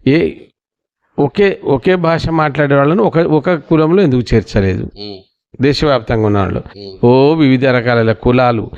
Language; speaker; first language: Telugu; non-native, local second language; Lambadi